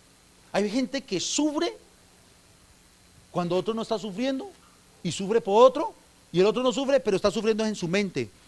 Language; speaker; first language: Spanish; native; Spanish